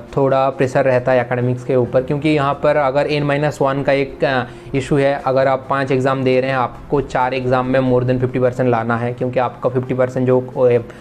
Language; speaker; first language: Hindi; non-native, local second language; Bangla